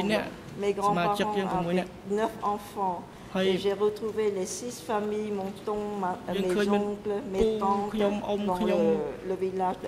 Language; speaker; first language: French; non-native, local second language; Khmer